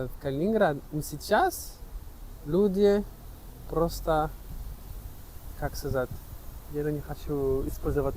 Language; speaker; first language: Russian; non-native, learner; French